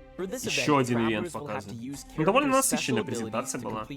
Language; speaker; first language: Russian; native; Russian